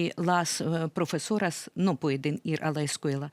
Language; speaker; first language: Spanish; non-native, fluent; Ukrainian